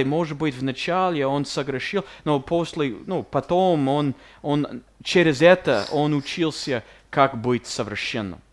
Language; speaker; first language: Russian; non-native, fluent; English